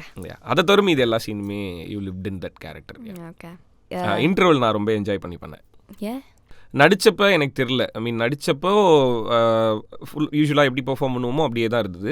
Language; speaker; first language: Tamil; native; Tamil